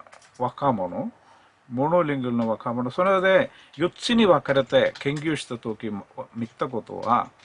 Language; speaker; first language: Japanese; non-native, learner; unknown